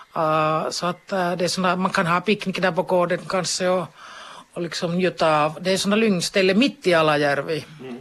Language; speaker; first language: Swedish; non-native, local second language; Finnish